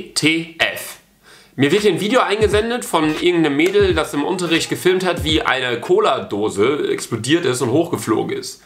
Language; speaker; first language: German; native; German